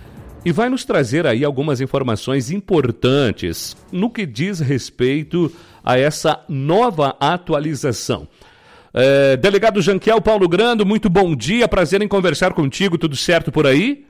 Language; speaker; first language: Portuguese; native; Portuguese